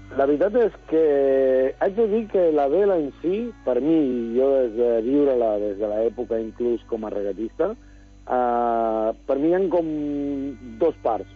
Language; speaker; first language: Catalan; early bilingual, other home language; Spanish